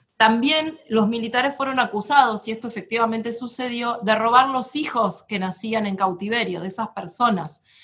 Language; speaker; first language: Spanish; native; Spanish